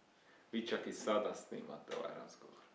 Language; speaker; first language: Bosnian; native; Bosnian